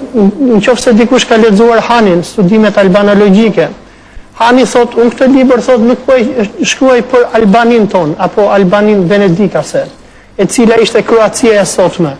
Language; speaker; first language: Albanian; native; Albanian